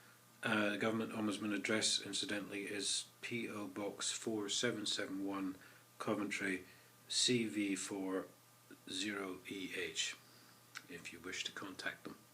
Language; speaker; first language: English; native; English